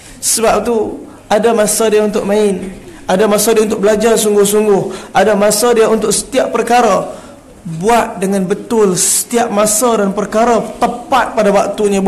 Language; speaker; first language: Malay; native; Malay